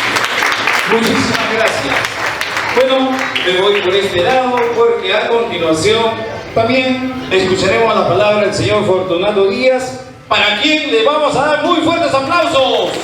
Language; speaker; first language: Spanish; native; Spanish